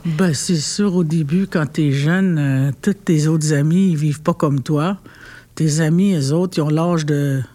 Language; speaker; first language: French; non-native, local second language; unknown